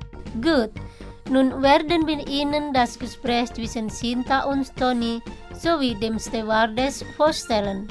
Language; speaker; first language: German; non-native, fluent; Indonesian